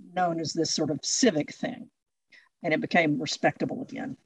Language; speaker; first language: English; native; English